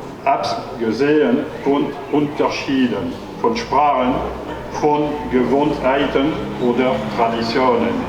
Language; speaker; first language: German; non-native, learner; French